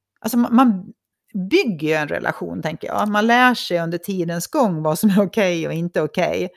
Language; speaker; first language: Swedish; native; Swedish